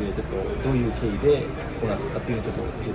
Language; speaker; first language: Japanese; non-native, fluent; Urdu